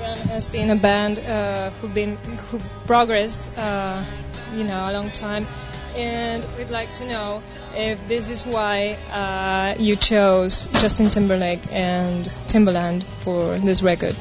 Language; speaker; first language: English; non-native, fluent; Spanish